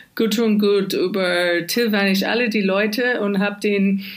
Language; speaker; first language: German; non-native, fluent; English